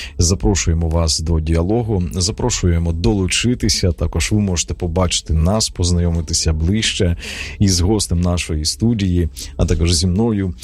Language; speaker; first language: Ukrainian; native; Ukrainian